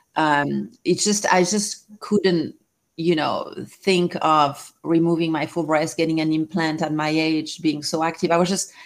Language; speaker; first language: English; non-native, fluent; French